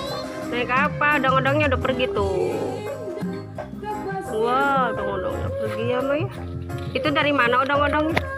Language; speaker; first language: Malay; non-native, local second language; Sundanese